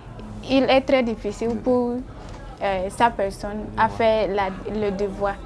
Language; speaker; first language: French; non-native, learner; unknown